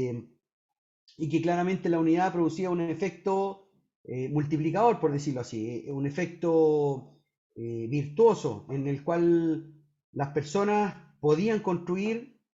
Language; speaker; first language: Spanish; native; Spanish